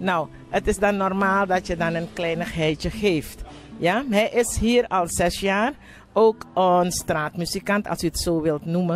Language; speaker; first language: Dutch; non-native, local second language; Javanese